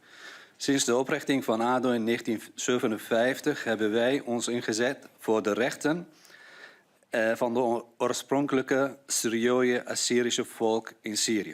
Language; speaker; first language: Dutch; non-native, fluent; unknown